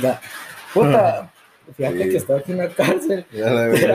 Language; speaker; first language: Spanish; native; Spanish